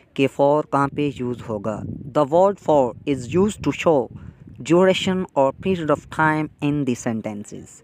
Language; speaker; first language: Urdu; non-native, local second language; Sindhi